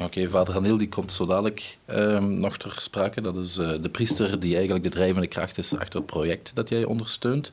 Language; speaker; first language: Dutch; native; Dutch